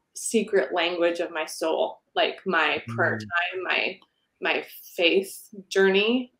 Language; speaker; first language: English; native; English